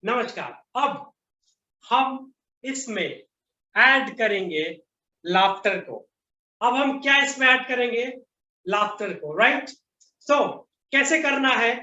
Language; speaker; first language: Hindi; native; Hindi